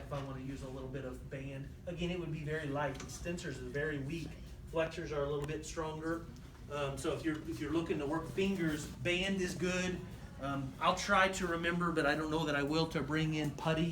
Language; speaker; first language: English; native; English